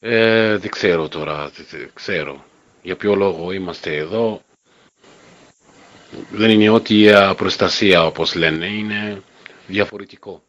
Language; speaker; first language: Greek; non-native, learner; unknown